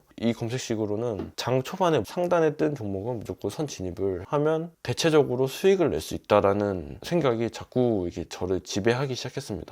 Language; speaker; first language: Korean; native; Korean